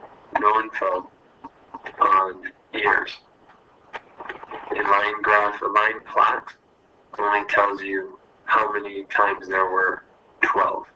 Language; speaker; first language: English; native; English